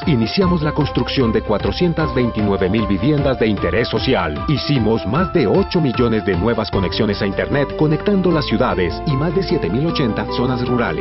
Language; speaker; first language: Spanish; native; Spanish